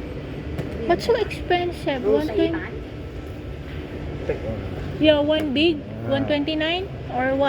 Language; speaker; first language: English; non-native, learner; Filipino